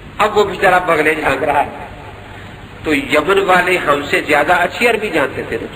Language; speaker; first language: Urdu; non-native, local second language; Punjabi